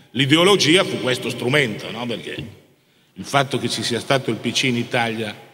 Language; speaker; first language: Italian; native; Italian